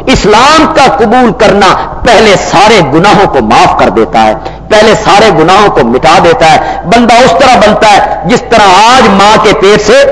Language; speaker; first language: Urdu; non-native, local second language; Punjabi